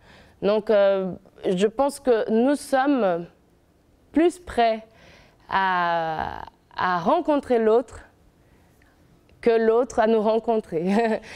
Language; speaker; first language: French; non-native, fluent; Portuguese